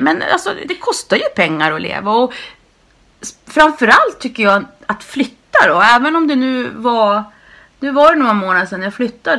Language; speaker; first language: Swedish; native; Swedish